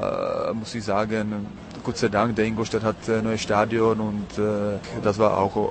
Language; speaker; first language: German; non-native, learner; Czech